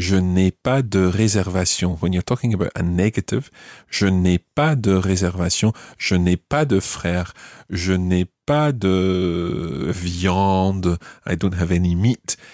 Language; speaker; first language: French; non-native, fluent; English